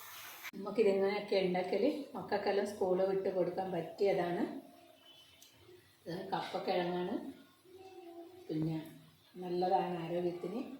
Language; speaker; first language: Malayalam; native; Malayalam